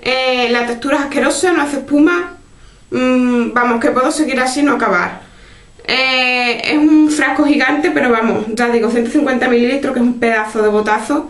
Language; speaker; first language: Spanish; native; Spanish